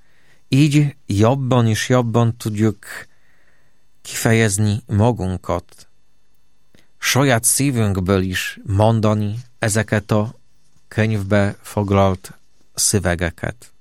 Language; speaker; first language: Hungarian; non-native, fluent; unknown